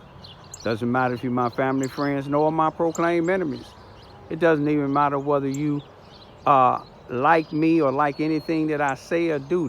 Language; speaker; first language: English; native; English